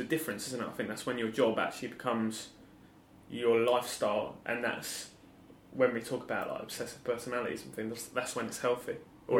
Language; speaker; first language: English; native; English